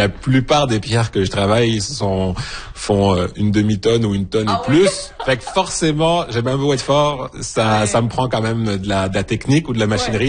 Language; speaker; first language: French; native; French